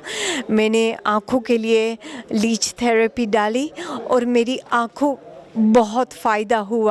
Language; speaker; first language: Hindi; early bilingual, heritage; Hindi